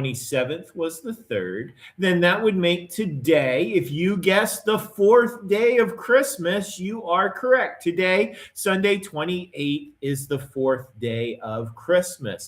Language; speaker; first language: English; native; English